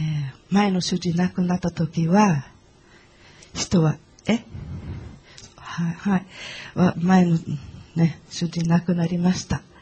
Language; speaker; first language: Japanese; non-native, learner; Portuguese